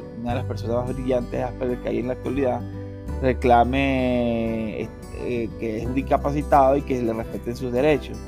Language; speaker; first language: Spanish; native; Spanish